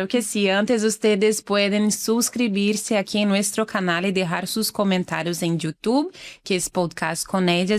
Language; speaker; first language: Spanish; non-native, fluent; Portuguese